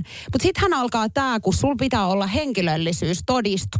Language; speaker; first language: Finnish; native; Finnish